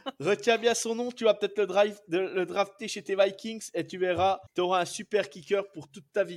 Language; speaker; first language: French; native; French